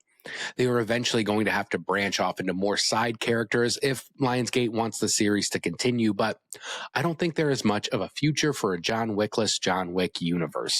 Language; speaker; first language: English; native; English